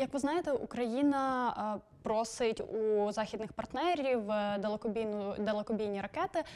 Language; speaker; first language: Ukrainian; native; Ukrainian